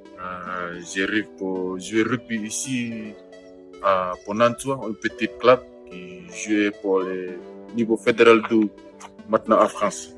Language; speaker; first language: French; non-native, local second language; Fijian